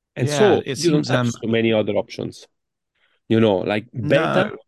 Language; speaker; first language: English; non-native, fluent; Italian